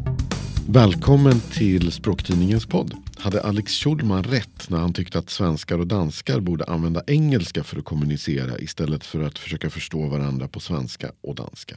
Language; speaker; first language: Swedish; native; Swedish